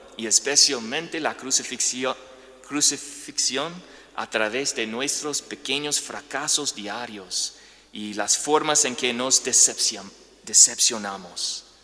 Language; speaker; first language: Spanish; non-native, fluent; English